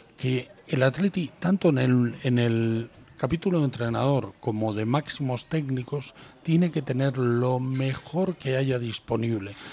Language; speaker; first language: Spanish; native; Spanish